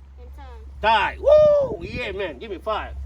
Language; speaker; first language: English; non-native, fluent; Arabic